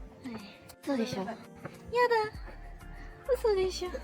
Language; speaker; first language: Japanese; native; Japanese